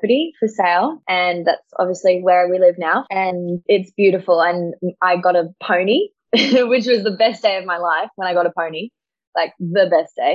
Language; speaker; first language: English; native; English